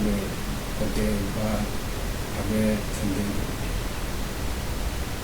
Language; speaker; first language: Spanish; non-native, learner; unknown